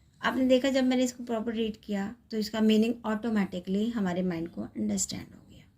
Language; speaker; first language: Hindi; native; Hindi